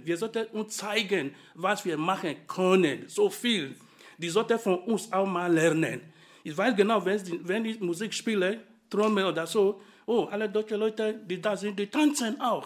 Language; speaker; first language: German; non-native, fluent; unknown